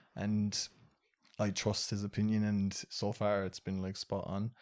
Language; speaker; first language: English; native; English